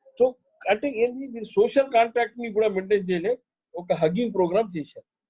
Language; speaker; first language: Telugu; non-native, local second language; Hindi